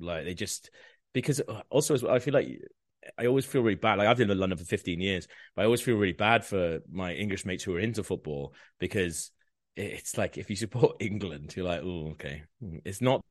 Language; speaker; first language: English; non-native, local second language; Welsh